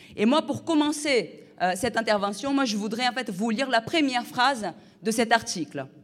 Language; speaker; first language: French; non-native, fluent; Portuguese